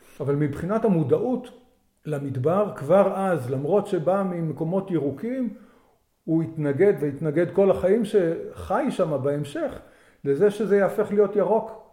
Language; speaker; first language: Hebrew; native; Hebrew